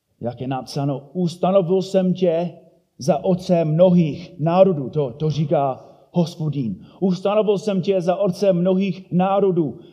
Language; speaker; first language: Czech; non-native, fluent; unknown